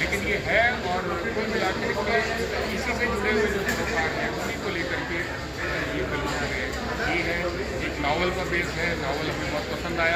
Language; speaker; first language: Hindi; native; Hindi